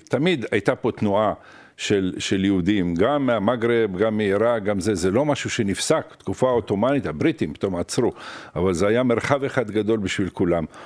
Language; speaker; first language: Hebrew; early bilingual, other home language; Arabic